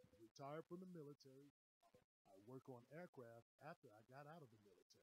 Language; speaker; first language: English; native; English